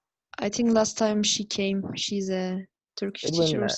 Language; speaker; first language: English; non-native, fluent; Turkish